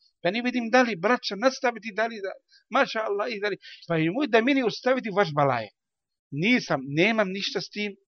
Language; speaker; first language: Bosnian; non-native, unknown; Arabic